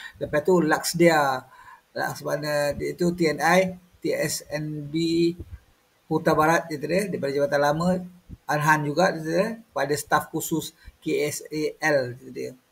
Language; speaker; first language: Malay; native; Malay